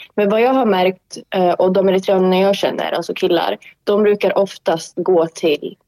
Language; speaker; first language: Swedish; early bilingual, other home language; Tigrinya